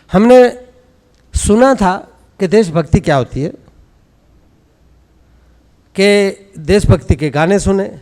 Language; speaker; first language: Hindi; native; Hindi